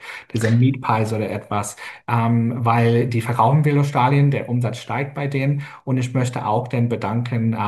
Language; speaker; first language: German; non-native, fluent; English